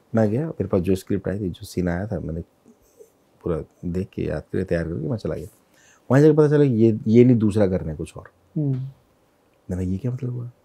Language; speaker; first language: Hindi; native; Hindi